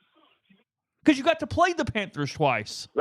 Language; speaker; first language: English; native; English